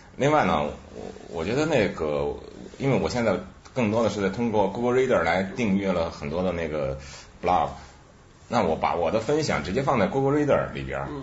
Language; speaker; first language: Chinese; native; Chinese